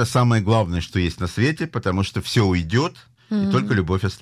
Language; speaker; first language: Russian; native; Russian